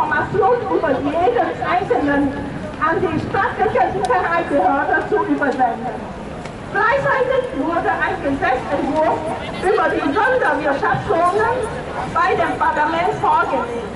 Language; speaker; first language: German; non-native, fluent; Vietnamese